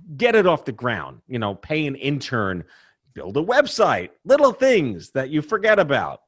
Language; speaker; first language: English; native; English